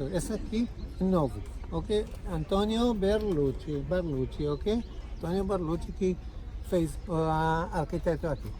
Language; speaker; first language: Portuguese; non-native, learner; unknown